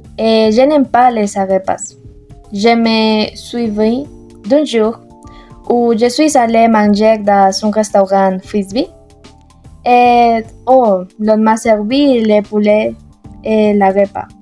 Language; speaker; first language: French; non-native, learner; Spanish